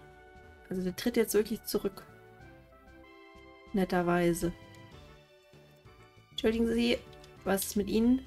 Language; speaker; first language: German; native; German